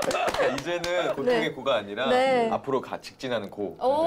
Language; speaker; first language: Korean; native; Korean